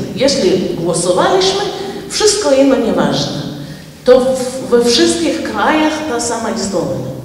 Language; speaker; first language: Polish; non-native, fluent; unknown